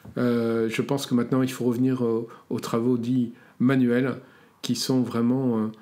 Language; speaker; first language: French; native; French